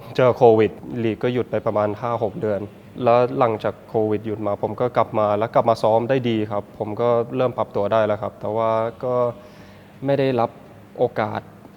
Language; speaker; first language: Thai; early bilingual, heritage; Thai